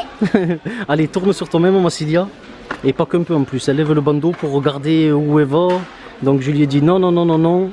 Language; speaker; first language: French; native; French